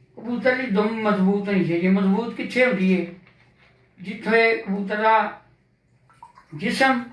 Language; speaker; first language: Hindi; non-native, local second language; Punjabi